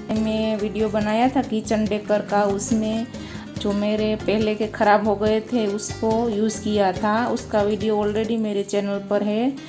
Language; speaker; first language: Hindi; non-native, local second language; Gujarati